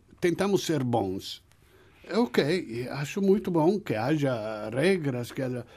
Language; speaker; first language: Portuguese; non-native, fluent; Italian